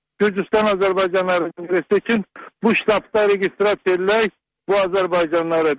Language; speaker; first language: Azerbaijani; native; Azerbaijani